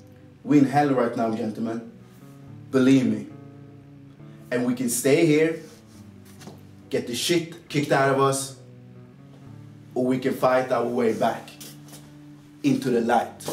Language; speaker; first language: English; non-native, fluent; Swedish